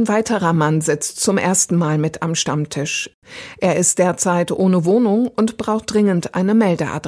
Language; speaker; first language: German; native; German